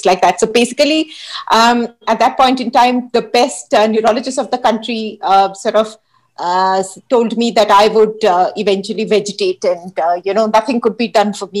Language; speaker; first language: English; non-native, local second language; Hindi